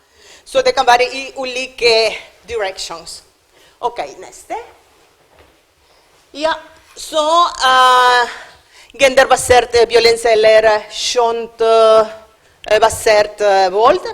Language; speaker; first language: Norwegian; non-native, learner; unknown